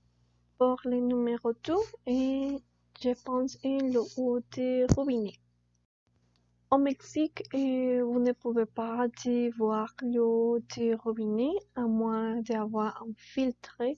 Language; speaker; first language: French; non-native, learner; Spanish